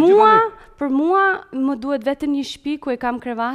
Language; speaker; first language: Albanian; early bilingual, heritage; Spanish